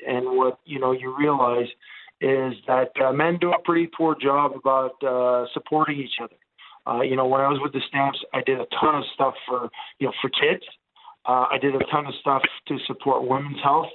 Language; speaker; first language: English; non-native, fluent; Italian